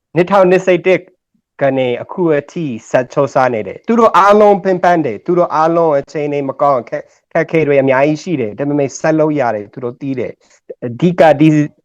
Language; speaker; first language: Burmese; non-native, learner; English